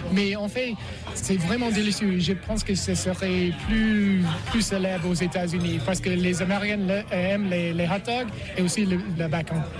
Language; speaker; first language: French; non-native, learner; English